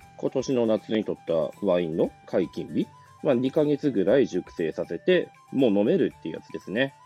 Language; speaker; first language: Japanese; native; Japanese